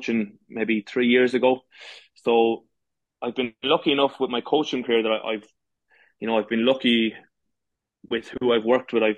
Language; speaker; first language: English; native; English